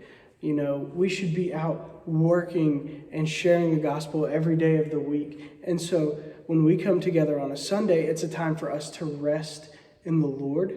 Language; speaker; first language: English; native; English